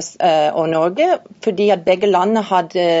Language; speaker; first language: Norwegian; non-native, fluent; English